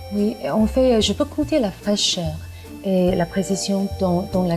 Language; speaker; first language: French; non-native, learner; Chinese